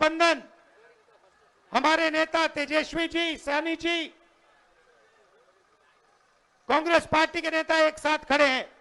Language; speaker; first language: Hindi; native; Hindi